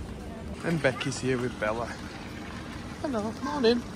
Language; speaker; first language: English; native; English